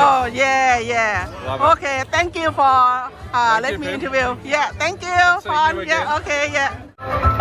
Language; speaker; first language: English; non-native, learner; Thai